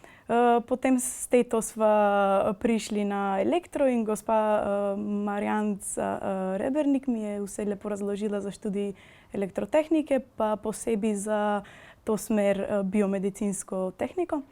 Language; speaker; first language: Slovenian; non-native, fluent; Macedonian